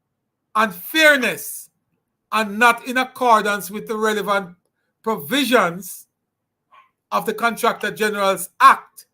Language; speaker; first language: English; native; English